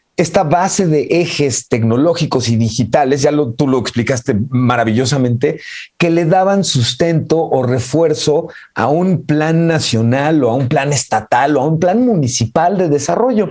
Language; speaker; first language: Spanish; native; Spanish